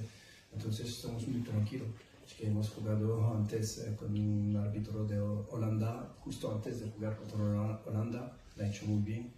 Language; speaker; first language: Spanish; non-native, fluent; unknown